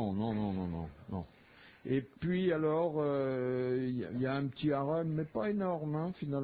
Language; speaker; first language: French; native; French